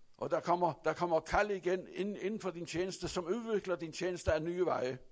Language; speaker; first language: Danish; non-native, fluent; Rundi